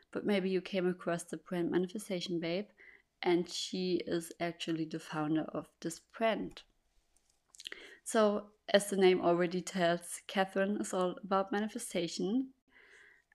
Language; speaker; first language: English; non-native, fluent; German